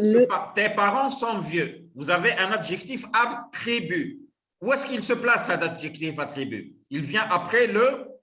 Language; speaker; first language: French; non-native, local second language; Arabic